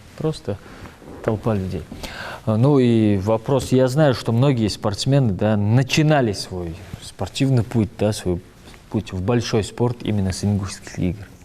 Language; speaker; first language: Russian; non-native, local second language; Ingush